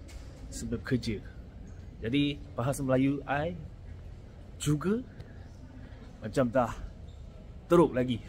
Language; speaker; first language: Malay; non-native, fluent; Korean